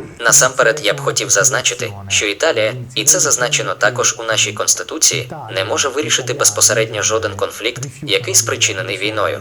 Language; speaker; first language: Ukrainian; non-native, fluent; Italian